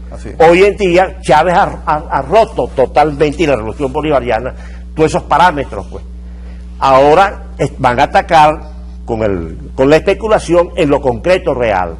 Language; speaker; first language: Spanish; native; Spanish